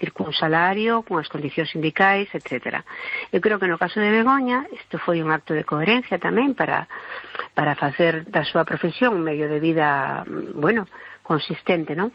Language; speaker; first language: Galician; non-native, local second language; Spanish